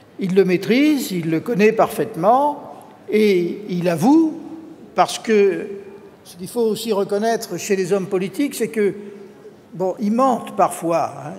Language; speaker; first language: French; native; French